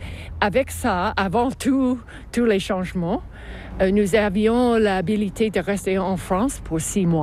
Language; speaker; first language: French; non-native, local second language; English